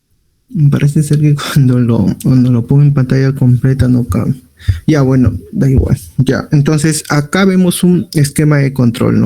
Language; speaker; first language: Spanish; native; Spanish